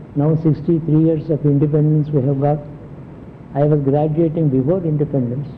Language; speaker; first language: English; non-native, local second language; Telugu